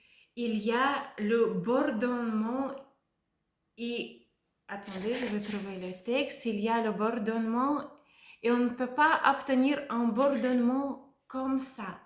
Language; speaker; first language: French; non-native, fluent; Russian